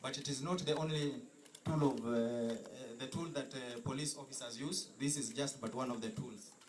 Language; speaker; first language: English; non-native, local second language; Kalenjin